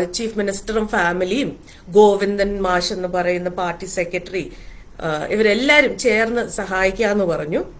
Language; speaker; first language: Malayalam; early bilingual, heritage; Malayalam